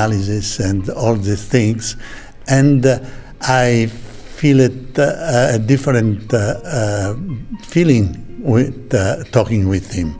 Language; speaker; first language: English; non-native, learner; Italian